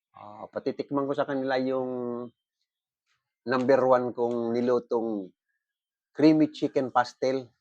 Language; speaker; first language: Filipino; non-native, local second language; Bikol